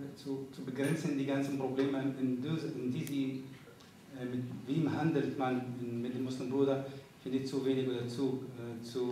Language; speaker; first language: German; non-native, fluent; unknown